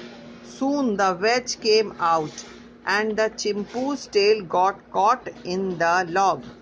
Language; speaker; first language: English; non-native, local second language; Hindi